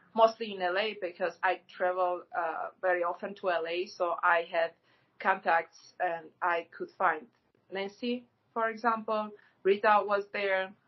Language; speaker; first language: English; non-native, fluent; Armenian